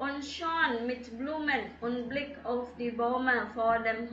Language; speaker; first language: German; non-native, learner; Tamil